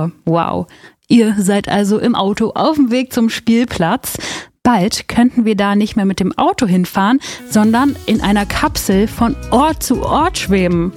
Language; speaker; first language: German; native; German